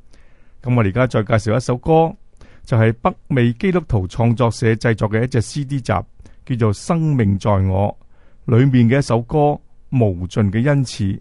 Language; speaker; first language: Chinese; native; Chinese